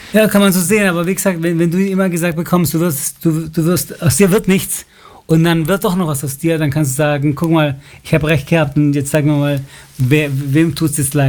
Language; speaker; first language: German; native; German